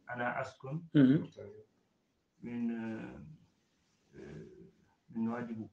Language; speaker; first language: Arabic; non-native, learner; Fula